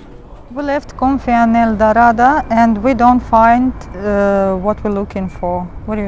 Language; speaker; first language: English; non-native, learner; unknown